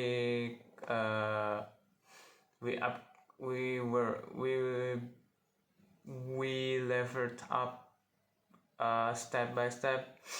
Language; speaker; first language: English; non-native, learner; Indonesian